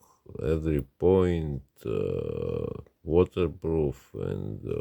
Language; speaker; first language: English; non-native, learner; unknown